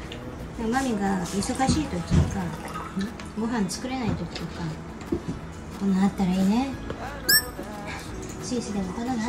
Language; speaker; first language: Japanese; early bilingual, heritage; Japanese